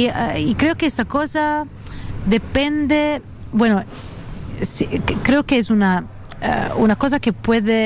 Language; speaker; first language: Spanish; non-native, fluent; Italian